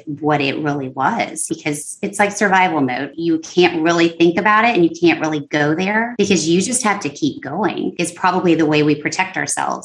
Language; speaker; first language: English; native; English